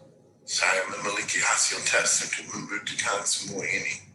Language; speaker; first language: Indonesian; non-native, fluent; English